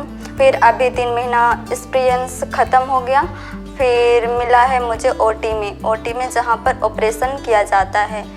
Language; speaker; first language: Hindi; non-native, local second language; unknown